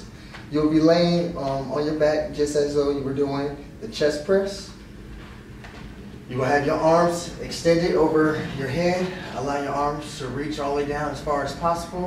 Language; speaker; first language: English; native; English